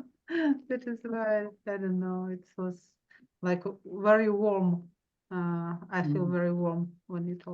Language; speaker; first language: English; non-native, learner; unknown